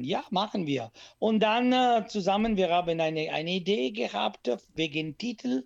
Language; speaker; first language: German; non-native, learner; Italian